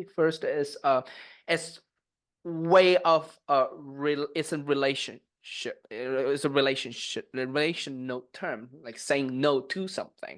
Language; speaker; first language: English; non-native, fluent; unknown